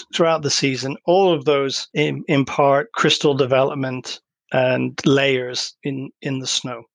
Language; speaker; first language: English; native; English